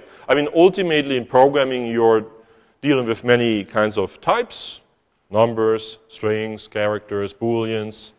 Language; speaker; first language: English; non-native, fluent; German